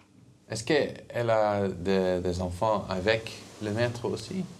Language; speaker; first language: French; non-native, learner; Dutch